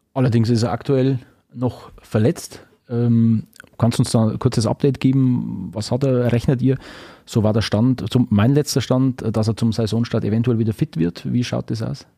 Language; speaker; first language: German; native; German